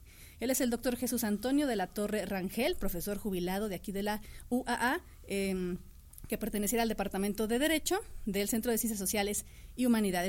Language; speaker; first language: Spanish; native; Spanish